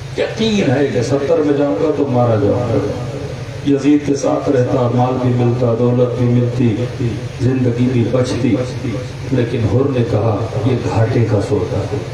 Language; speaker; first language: Urdu; non-native, local second language; Sindhi